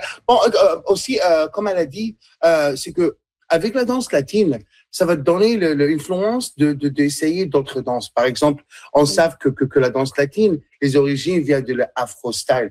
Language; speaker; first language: French; non-native, fluent; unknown